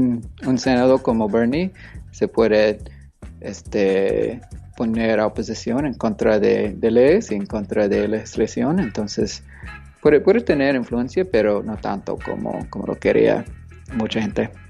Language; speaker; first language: Spanish; non-native, fluent; English